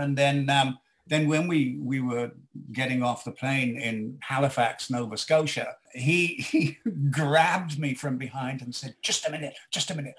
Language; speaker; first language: English; native; English